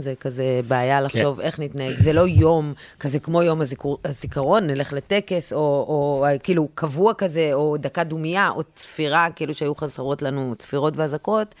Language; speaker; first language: Hebrew; native; Hebrew